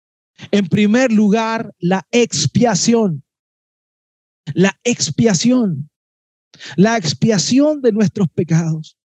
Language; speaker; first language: Spanish; native; Spanish